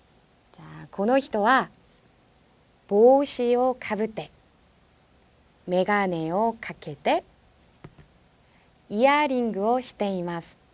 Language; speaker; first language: Japanese; non-native, fluent; Korean